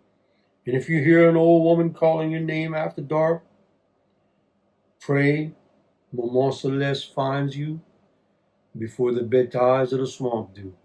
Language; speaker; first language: English; native; English